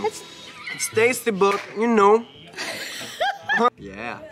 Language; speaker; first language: English; non-native, fluent; Dutch